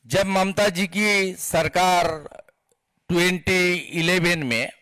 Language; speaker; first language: Hindi; non-native, local second language; Bangla